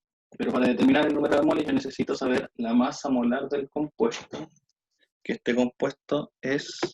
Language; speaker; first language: Spanish; native; Spanish